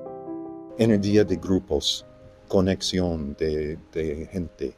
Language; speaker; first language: Spanish; non-native, learner; English